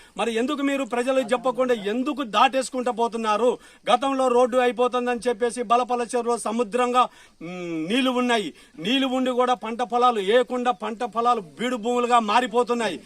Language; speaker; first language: Telugu; native; Telugu